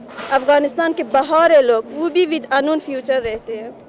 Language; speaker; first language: Hindi; non-native, learner; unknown